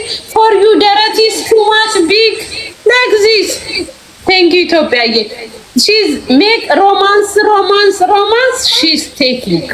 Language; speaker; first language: English; non-native, learner; Amharic